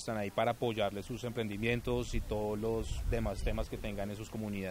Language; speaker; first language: Spanish; native; Spanish